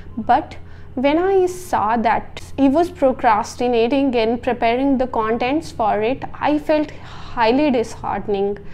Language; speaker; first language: English; non-native, local second language; Punjabi